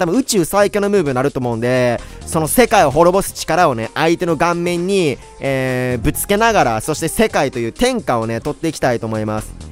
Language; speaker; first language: Japanese; native; Japanese